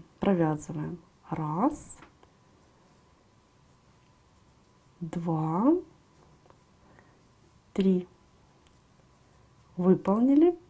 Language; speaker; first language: Russian; native; Russian